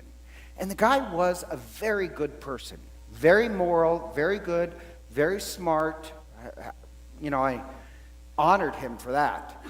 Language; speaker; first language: English; native; English